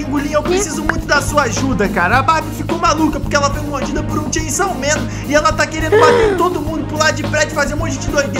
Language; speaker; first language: Portuguese; native; Portuguese